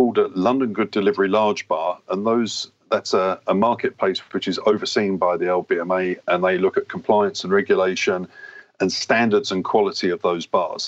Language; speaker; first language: English; native; English